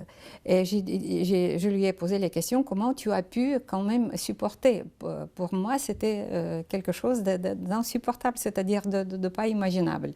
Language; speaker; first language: French; non-native, fluent; Lithuanian